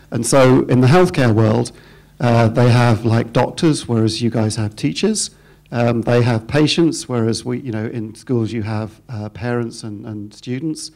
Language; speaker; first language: English; native; English